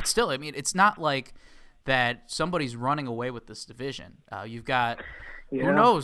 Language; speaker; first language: English; native; English